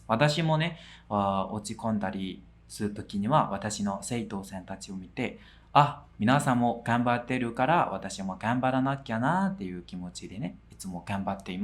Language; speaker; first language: Japanese; non-native, fluent; Burmese